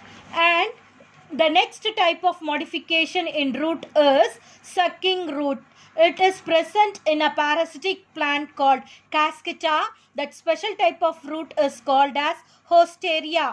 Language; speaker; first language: English; non-native, local second language; Tamil